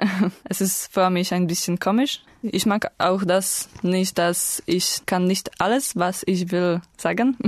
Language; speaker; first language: German; non-native, learner; Polish